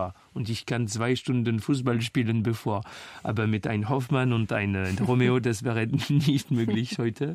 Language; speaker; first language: German; non-native, fluent; French